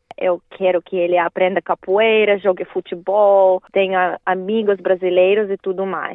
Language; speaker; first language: Portuguese; non-native, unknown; Russian